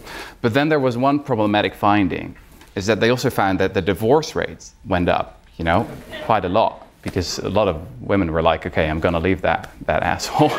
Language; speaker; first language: English; non-native, fluent; Dutch